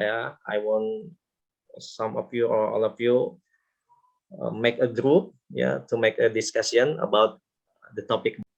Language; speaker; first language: English; non-native, local second language; Indonesian